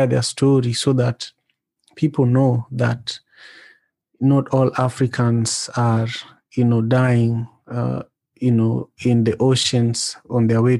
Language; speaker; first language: English; non-native, local second language; Luo (Kenya and Tanzania)